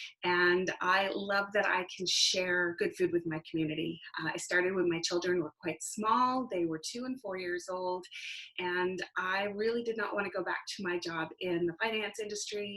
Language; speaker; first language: English; native; English